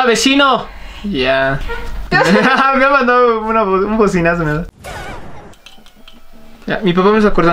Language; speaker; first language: Spanish; native; Spanish